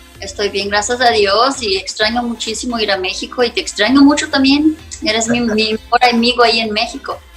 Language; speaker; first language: Spanish; non-native, fluent; Portuguese